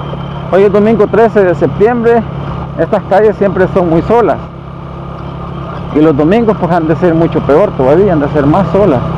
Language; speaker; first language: Spanish; native; Spanish